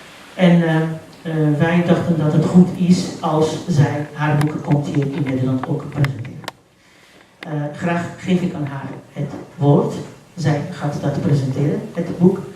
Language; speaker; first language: Dutch; non-native, fluent; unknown